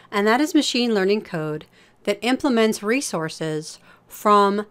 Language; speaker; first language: English; native; English